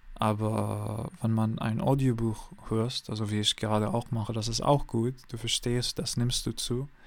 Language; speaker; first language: German; non-native, learner; English